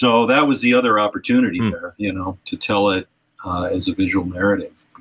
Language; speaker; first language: English; native; English